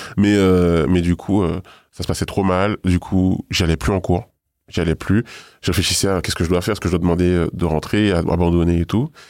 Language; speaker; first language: French; native; French